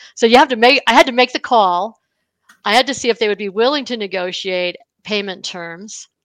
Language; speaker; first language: English; native; English